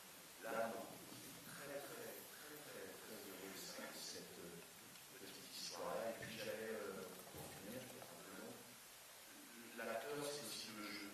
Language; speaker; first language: French; native; French